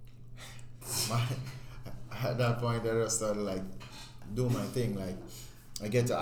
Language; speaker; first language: English; non-native, local second language; Jamaican Creole English